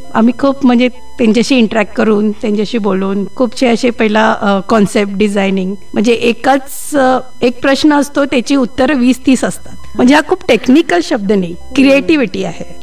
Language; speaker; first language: Marathi; native; Marathi